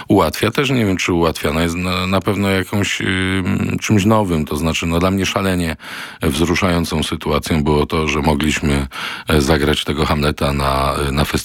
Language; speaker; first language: Polish; non-native, local second language; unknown